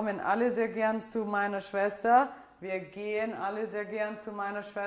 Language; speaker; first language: German; non-native, fluent; Italian